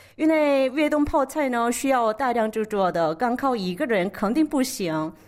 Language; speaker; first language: Chinese; non-native, fluent; Korean